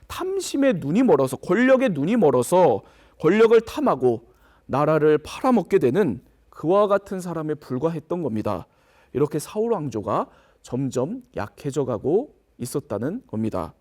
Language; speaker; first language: Korean; native; Korean